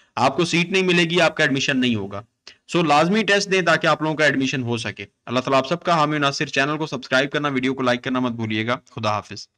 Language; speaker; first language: Urdu; non-native, local second language; Punjabi